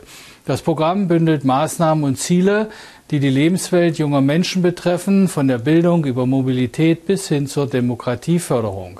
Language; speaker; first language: German; native; German